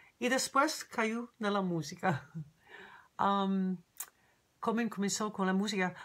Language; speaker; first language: Spanish; non-native, learner; English